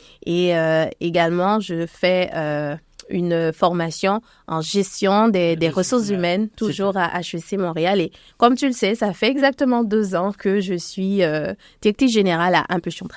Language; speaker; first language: French; native; French